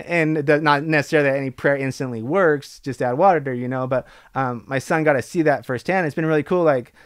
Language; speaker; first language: English; native; English